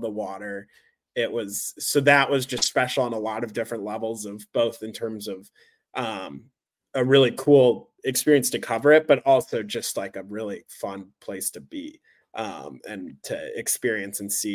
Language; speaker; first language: English; native; English